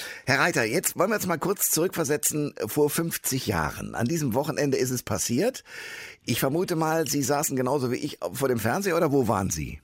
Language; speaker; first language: German; native; German